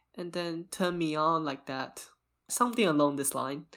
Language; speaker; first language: English; early bilingual, other home language; Chinese